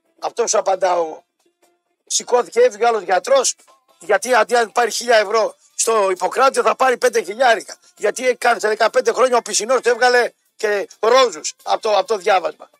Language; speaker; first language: Greek; native; Greek